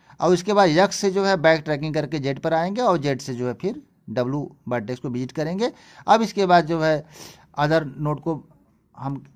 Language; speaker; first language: Hindi; native; Hindi